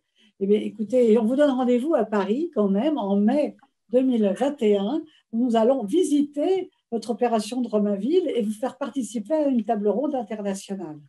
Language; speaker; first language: French; native; French